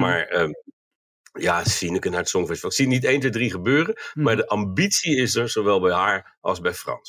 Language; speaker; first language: Dutch; native; Dutch